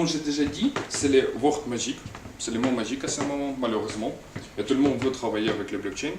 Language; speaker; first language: French; non-native, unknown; Russian